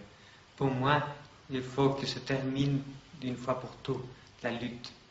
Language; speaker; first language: French; non-native, fluent; Spanish